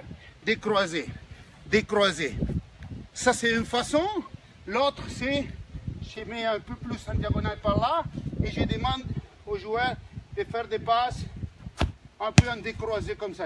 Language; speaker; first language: French; non-native, fluent; Spanish